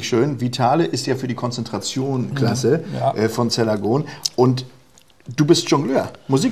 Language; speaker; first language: German; native; German